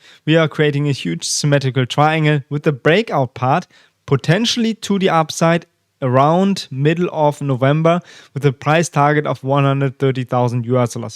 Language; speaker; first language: English; non-native, fluent; German